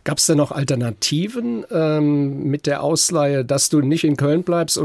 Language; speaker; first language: German; native; German